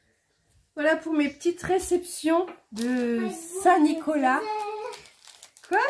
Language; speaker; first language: French; native; French